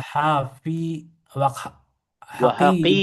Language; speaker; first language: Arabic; non-native, learner; Hindi